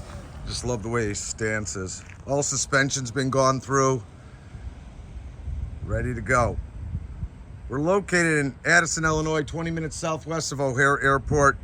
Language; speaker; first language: English; native; English